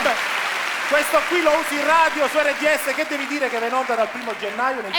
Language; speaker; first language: Italian; native; Italian